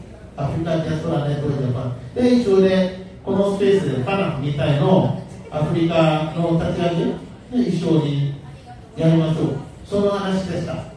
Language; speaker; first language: Japanese; non-native, learner; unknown